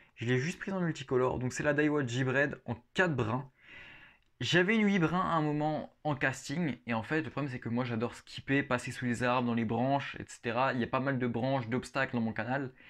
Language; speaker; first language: French; native; French